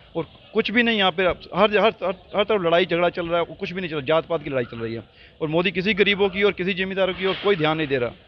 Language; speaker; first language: Hindi; non-native, local second language; Punjabi